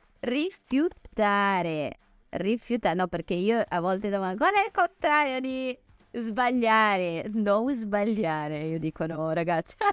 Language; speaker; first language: Italian; non-native, fluent; Portuguese